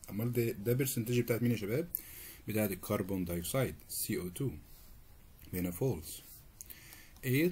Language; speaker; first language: Arabic; native; Arabic